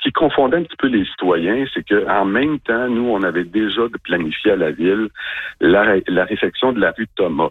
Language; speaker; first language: French; native; French